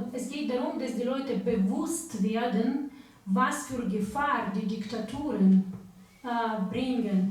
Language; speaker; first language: German; non-native, fluent; Ukrainian